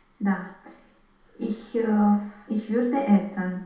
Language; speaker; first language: German; non-native, learner; Romanian